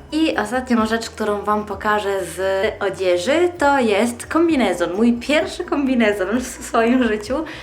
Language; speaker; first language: Polish; early bilingual, heritage; Polish